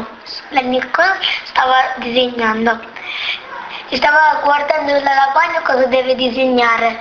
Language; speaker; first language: Italian; non-native, local second language; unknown